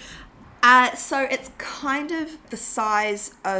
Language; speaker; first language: English; native; English